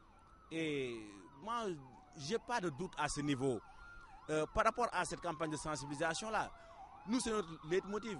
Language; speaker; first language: French; non-native, local second language; Wolof